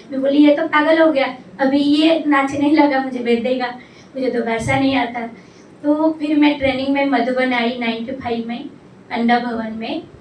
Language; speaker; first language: Hindi; non-native, local second language; Odia